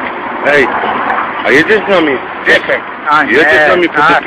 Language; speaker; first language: Polish; native; Polish